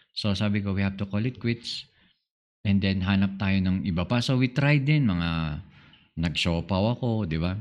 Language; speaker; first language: Filipino; non-native, local second language; Iloko